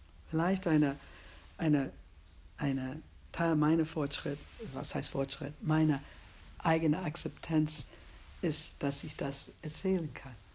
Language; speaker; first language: German; non-native, fluent; English